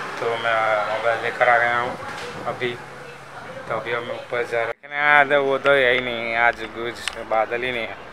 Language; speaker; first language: Hindi; non-native, local second language; Gujarati